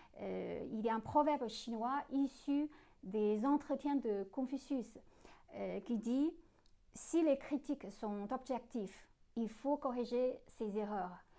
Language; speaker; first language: French; non-native, fluent; Chinese